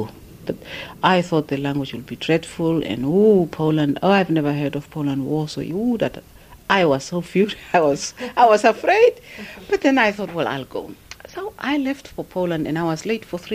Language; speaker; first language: English; non-native, fluent; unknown